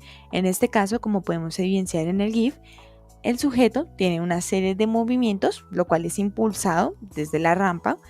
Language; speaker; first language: Spanish; native; Spanish